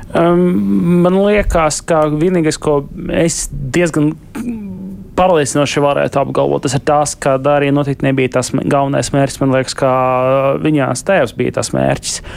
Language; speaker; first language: Latvian; non-native, local second language; Russian